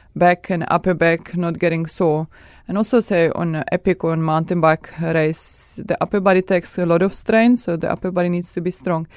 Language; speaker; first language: English; non-native, fluent; Czech